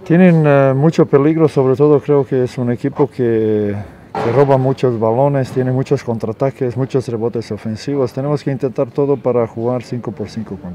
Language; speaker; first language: Spanish; non-native, fluent; Serbian